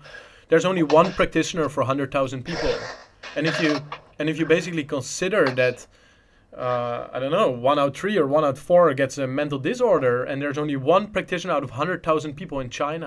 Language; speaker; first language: English; non-native, fluent; Dutch